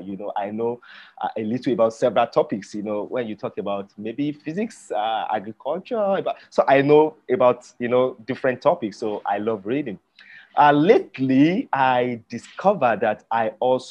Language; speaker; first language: English; non-native, local second language; Yoruba